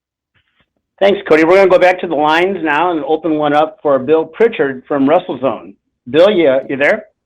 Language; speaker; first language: English; native; English